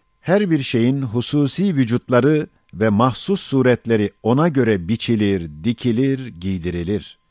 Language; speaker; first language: Turkish; native; Turkish